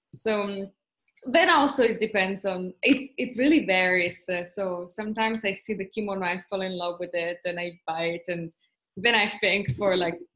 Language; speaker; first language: English; non-native, fluent; Italian